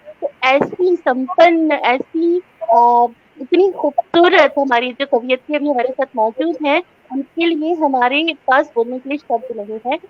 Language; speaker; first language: Hindi; native; Hindi